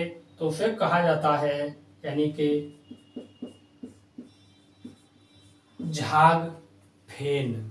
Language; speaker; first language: Hindi; native; Hindi